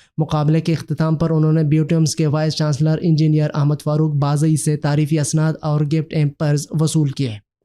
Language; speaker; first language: Urdu; non-native, local second language; Baluchi